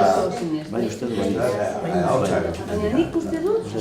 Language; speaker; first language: Basque; non-native, local second language; Spanish